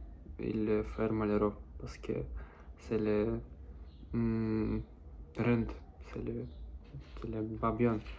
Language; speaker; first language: French; non-native, learner; Russian